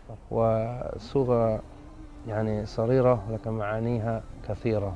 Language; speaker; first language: Arabic; non-native, fluent; English